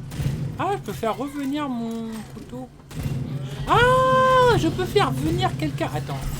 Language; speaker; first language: French; native; French